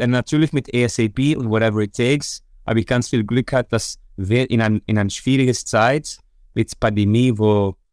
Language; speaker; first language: German; non-native, learner; Dutch